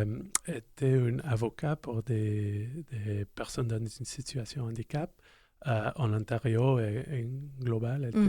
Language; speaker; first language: French; non-native, local second language; English